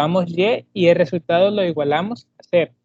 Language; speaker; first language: Spanish; native; Spanish